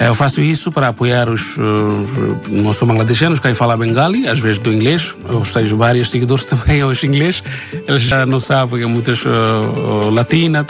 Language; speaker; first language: Portuguese; non-native, learner; Bangla